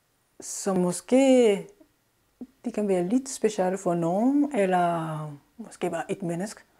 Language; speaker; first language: Danish; non-native, fluent; Japanese